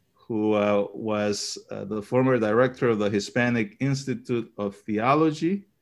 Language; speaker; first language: English; early bilingual, other home language; Spanish